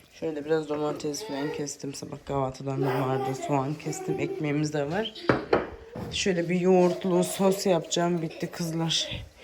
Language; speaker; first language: Turkish; early bilingual, heritage; Turkish